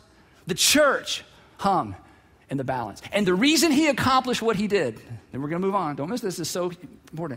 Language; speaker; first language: English; native; English